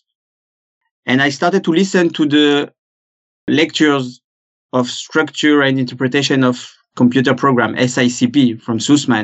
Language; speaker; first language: English; non-native, fluent; French